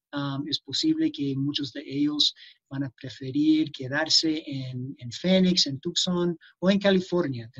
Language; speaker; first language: Spanish; non-native, fluent; English